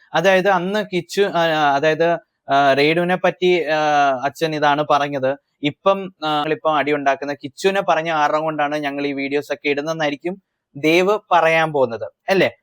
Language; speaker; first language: Malayalam; early bilingual, heritage; Malayalam